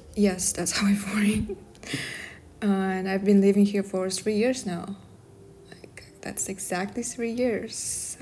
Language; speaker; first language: English; non-native, fluent; Kazakh